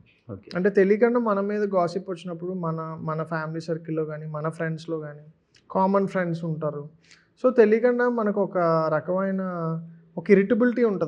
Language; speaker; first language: Telugu; native; Telugu